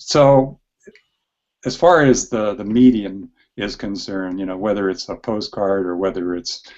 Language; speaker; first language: English; native; English